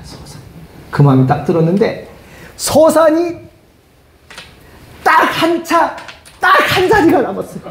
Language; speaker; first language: Korean; native; Korean